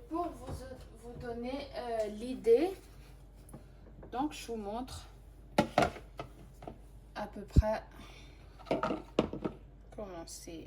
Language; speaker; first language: French; non-native, local second language; Malagasy